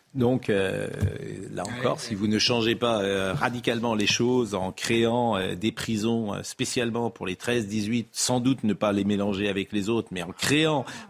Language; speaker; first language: French; native; French